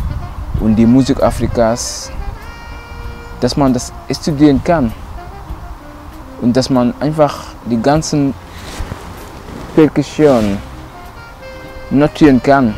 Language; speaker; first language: German; non-native, local second language; Wolof